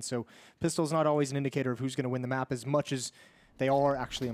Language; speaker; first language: English; native; English